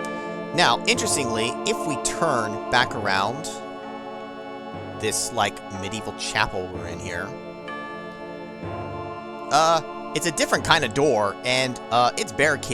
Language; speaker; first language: English; native; English